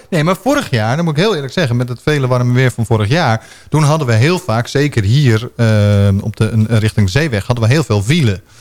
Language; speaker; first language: Dutch; native; Dutch